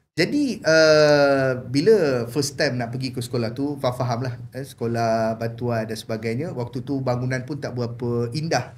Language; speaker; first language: Malay; non-native, local second language; Tamil